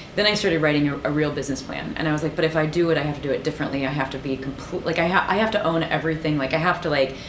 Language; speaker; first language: English; native; English